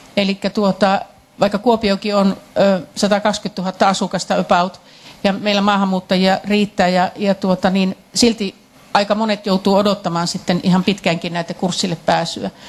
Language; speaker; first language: Finnish; native; Finnish